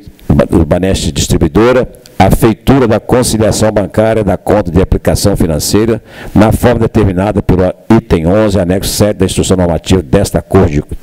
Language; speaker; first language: Portuguese; native; Portuguese